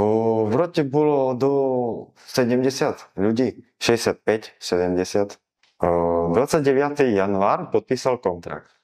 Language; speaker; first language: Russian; non-native, learner; Slovak